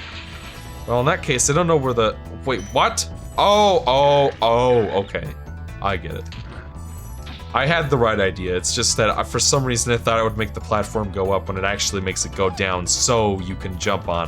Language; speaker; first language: English; native; English